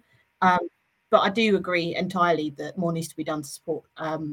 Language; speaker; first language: English; native; English